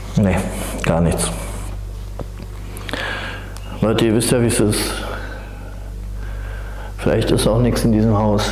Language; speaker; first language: German; native; German